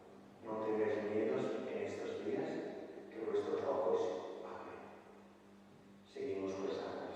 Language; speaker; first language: Spanish; non-native, fluent; Italian